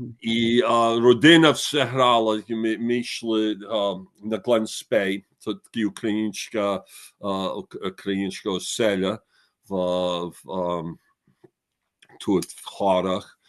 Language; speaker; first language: Ukrainian; early bilingual, heritage; Ukrainian